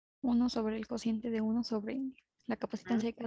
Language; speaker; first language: Spanish; native; Spanish